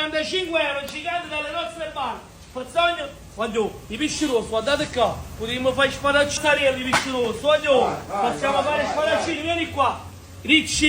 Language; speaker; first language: Italian; native; Italian